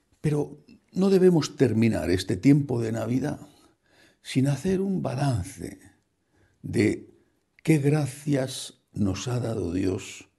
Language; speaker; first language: Spanish; native; Spanish